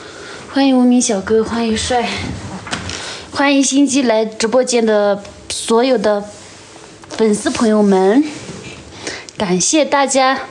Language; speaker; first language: Chinese; non-native, local second language; Tibetan